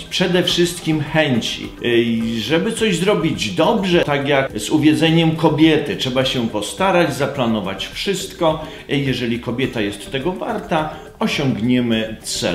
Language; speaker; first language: Polish; native; Polish